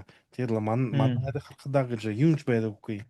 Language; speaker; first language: Mongolian; non-native, learner; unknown